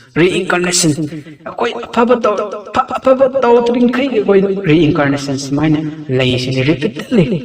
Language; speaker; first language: Manipuri; non-native, local second language; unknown